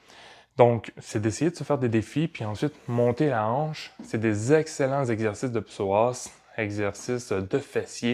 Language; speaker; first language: French; native; French